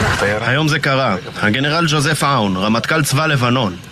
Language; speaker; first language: Hebrew; native; Hebrew